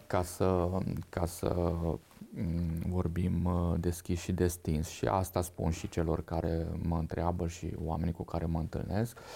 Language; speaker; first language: Romanian; non-native, local second language; Hungarian